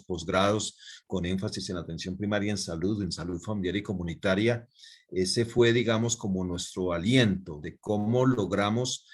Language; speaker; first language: Spanish; native; Spanish